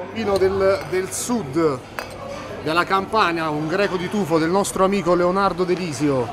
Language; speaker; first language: Italian; native; Italian